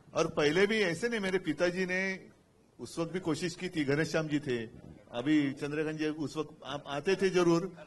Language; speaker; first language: Hindi; non-native, local second language; Marathi